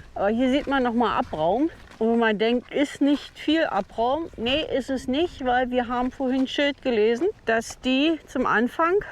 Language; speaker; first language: German; native; German